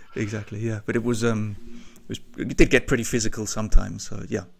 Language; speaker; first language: English; native; English